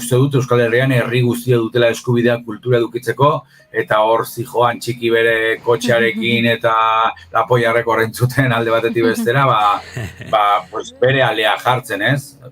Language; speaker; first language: Basque; native; Basque